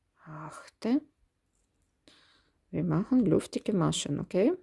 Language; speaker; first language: German; non-native, fluent; Russian